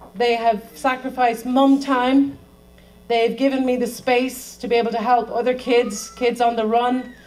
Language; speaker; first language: English; native; English